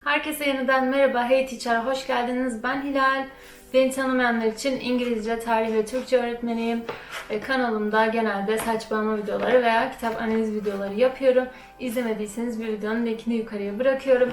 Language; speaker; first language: Turkish; early bilingual, other home language; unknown